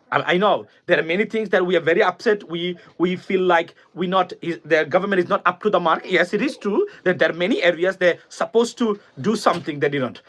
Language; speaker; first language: English; non-native, local second language; Bangla